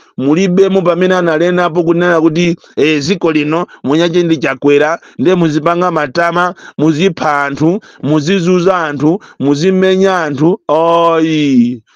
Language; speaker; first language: Nyanja; native; Nyanja